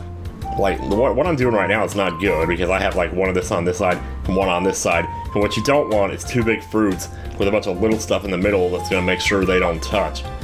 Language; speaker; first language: English; native; English